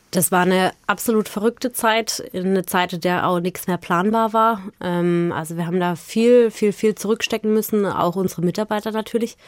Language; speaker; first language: German; native; German